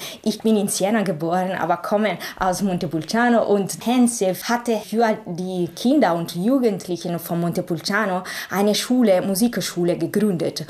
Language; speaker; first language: German; non-native, fluent; Italian